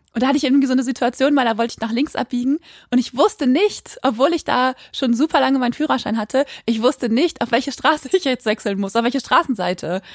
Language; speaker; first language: German; native; German